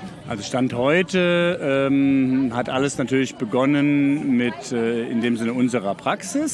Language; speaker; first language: German; native; German